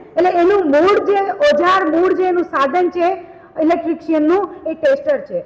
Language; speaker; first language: Gujarati; non-native, local second language; Kachhi